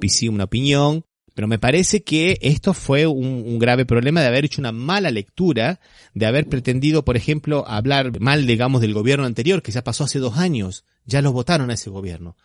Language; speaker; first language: Spanish; native; Spanish